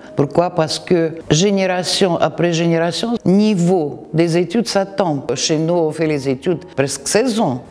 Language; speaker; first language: French; non-native, fluent; Russian